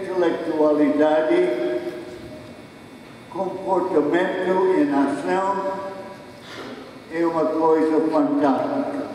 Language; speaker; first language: Portuguese; non-native, fluent; English